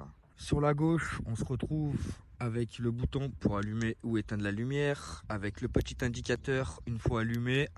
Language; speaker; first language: French; native; French